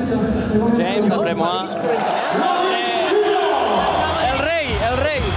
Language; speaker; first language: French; non-native, learner; Spanish